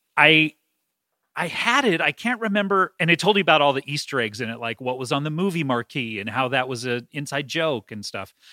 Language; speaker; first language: English; native; English